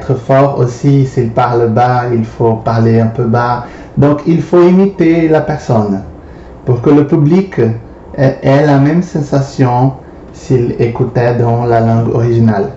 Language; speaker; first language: French; non-native, fluent; Portuguese